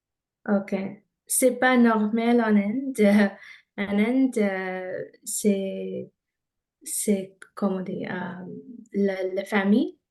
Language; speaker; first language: French; non-native, learner; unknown